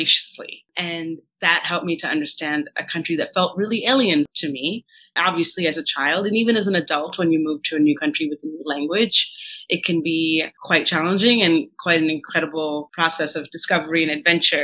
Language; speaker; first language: English; early bilingual, other home language; Telugu